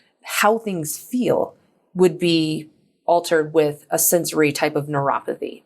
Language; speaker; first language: English; native; English